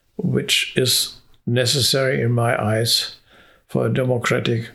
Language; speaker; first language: English; non-native, fluent; Hungarian